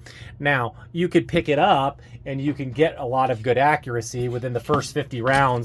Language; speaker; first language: English; native; English